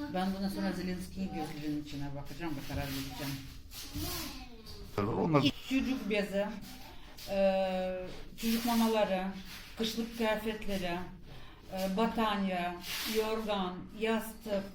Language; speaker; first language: Turkish; non-native, fluent; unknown